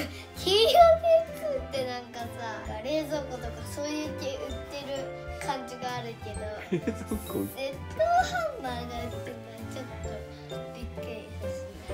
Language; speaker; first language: Japanese; native; Japanese